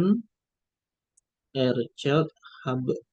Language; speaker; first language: German; non-native, learner; Indonesian